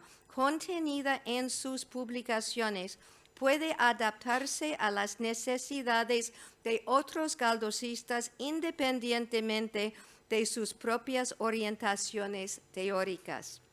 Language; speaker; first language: Spanish; non-native, fluent; English